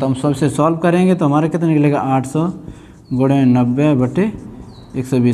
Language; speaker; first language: Hindi; native; Hindi